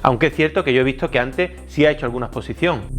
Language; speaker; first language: Spanish; native; Spanish